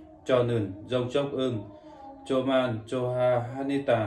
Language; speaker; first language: Korean; non-native, learner; Vietnamese